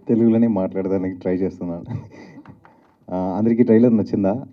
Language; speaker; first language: Telugu; non-native, learner; Tamil